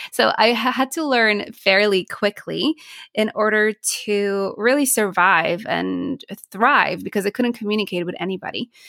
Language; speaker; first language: English; non-native, fluent; Polish